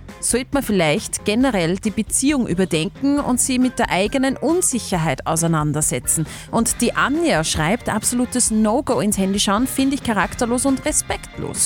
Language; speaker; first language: German; native; German